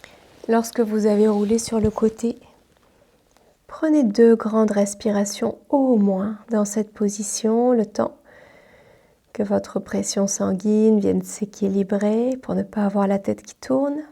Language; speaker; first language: French; native; French